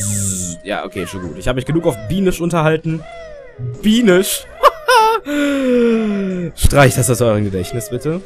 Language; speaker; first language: German; native; German